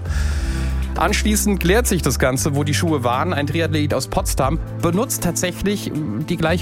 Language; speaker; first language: German; native; German